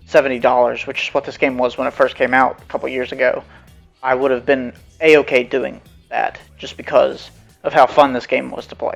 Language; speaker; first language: English; native; English